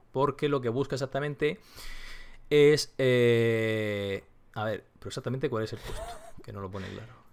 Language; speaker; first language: Spanish; native; Spanish